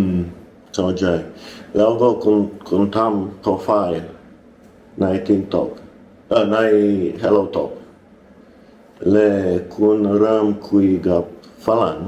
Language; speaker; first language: Thai; non-native, learner; English